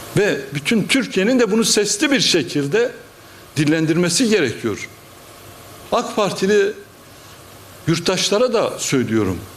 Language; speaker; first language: Turkish; non-native, local second language; Kurdish